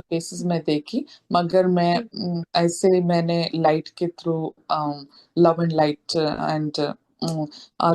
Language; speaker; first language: Hindi; non-native, local second language; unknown